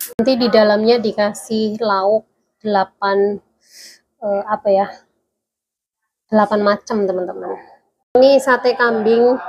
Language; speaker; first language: Indonesian; non-native, local second language; Javanese